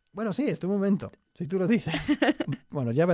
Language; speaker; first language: Spanish; non-native, fluent; English